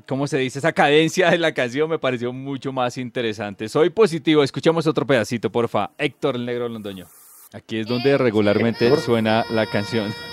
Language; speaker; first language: Spanish; native; Spanish